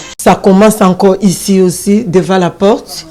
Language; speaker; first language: French; non-native, learner; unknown